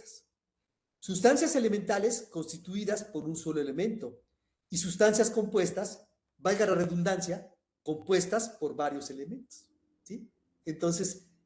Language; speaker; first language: Spanish; native; Spanish